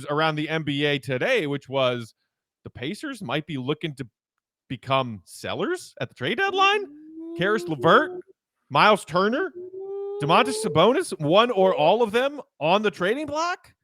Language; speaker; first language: English; native; English